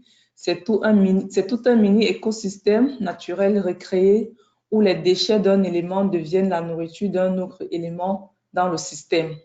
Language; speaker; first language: French; native; French